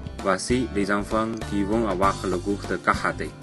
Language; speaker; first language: French; non-native, learner; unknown